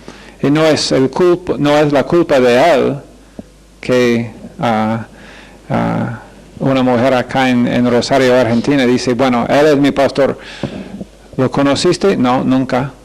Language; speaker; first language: Spanish; non-native, fluent; English